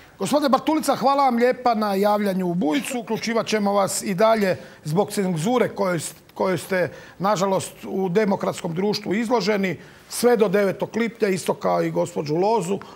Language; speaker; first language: Croatian; native; Croatian